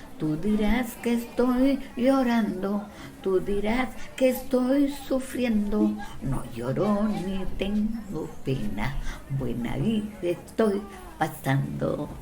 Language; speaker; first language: Spanish; non-native, local second language; Quechua